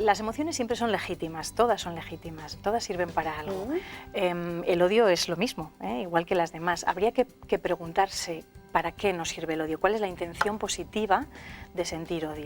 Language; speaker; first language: Spanish; native; Spanish